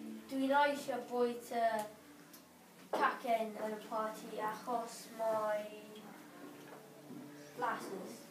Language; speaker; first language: Welsh; non-native, local second language; English